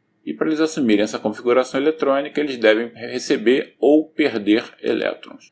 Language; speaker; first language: Portuguese; native; Portuguese